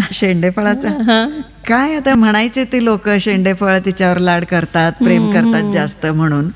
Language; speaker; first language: Marathi; non-native, local second language; Kannada